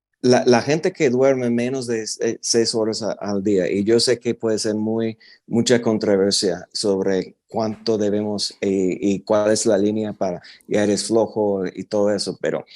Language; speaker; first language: Spanish; non-native, fluent; English